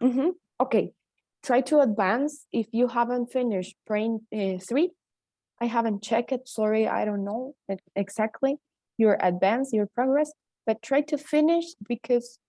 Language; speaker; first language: English; non-native, fluent; Spanish